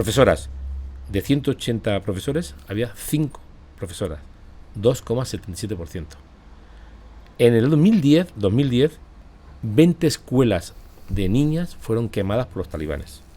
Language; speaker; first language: Spanish; native; Spanish